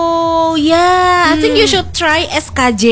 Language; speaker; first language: English; non-native, learner; Indonesian